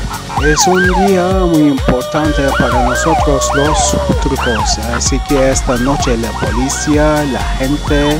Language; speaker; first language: Spanish; non-native, learner; Turkish